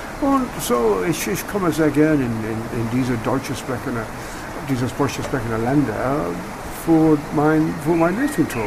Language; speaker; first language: German; non-native, learner; English